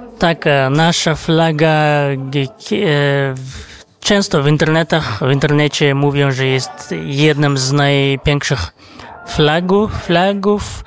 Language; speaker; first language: Polish; non-native, fluent; Kazakh